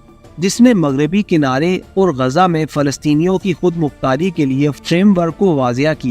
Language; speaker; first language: Urdu; native; Urdu